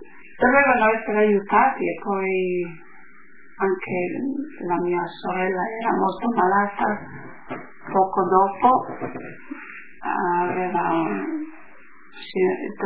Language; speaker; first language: Italian; early bilingual, heritage; Italian